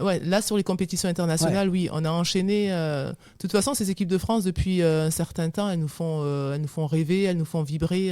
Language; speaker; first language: French; native; French